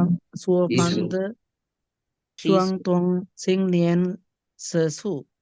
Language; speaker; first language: Chinese; non-native, learner; Sinhala